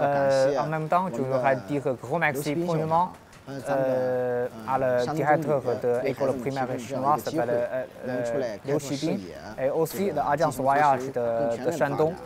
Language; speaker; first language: French; non-native, fluent; Chinese